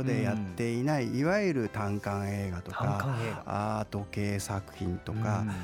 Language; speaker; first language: Japanese; native; Japanese